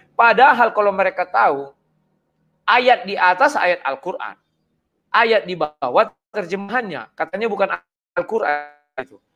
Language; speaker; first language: Indonesian; native; Indonesian